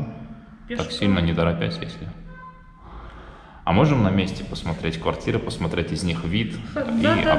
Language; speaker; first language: Russian; native; Russian